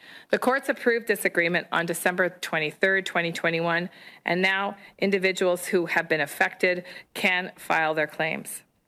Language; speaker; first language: English; native; English